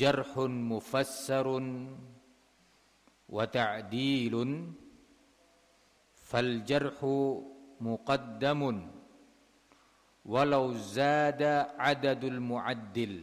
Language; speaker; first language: Arabic; non-native, fluent; Indonesian